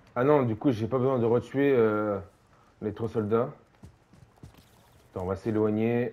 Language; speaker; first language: French; native; French